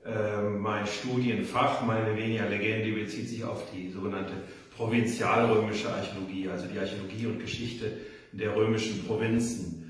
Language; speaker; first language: German; native; German